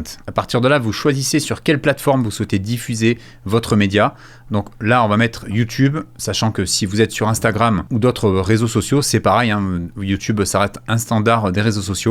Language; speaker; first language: French; native; French